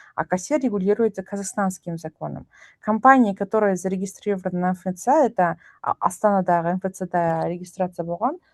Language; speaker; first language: Russian; non-native, local second language; Kazakh